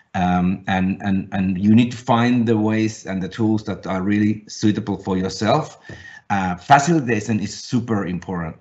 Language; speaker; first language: English; non-native, fluent; Finnish